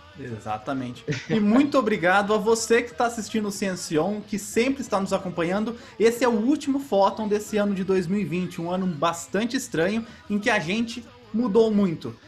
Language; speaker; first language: Portuguese; native; Portuguese